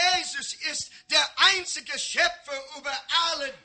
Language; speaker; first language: German; non-native, learner; English